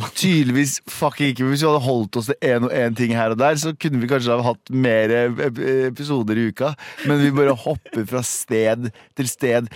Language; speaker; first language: Norwegian; early bilingual, other home language; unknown